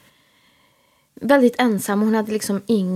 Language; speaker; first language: Swedish; early bilingual, other home language; Spanish